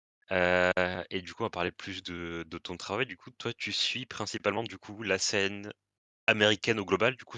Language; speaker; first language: French; native; French